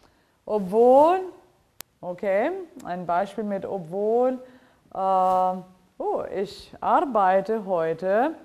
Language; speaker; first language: German; non-native, fluent; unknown